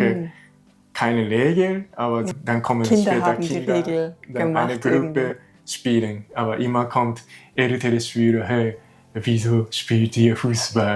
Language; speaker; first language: German; non-native, learner; Japanese